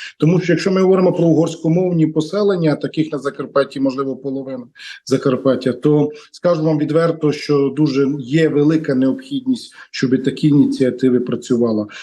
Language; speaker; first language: Ukrainian; non-native, local second language; Romany